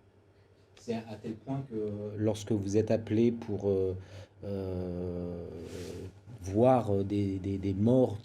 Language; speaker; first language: French; native; French